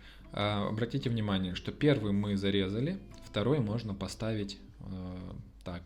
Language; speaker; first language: Russian; native; Russian